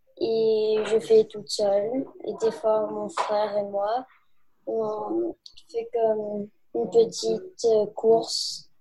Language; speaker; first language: French; non-native, learner; English